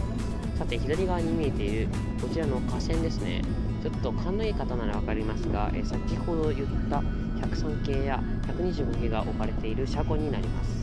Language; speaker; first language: Japanese; native; Japanese